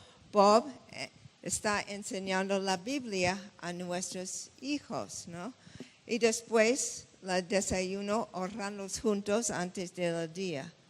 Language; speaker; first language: Spanish; non-native, fluent; English